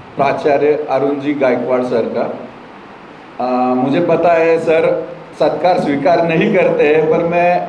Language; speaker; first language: Hindi; non-native, local second language; Marathi